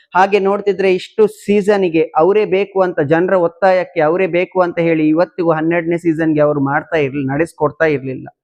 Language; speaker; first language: Kannada; non-native, local second language; Tulu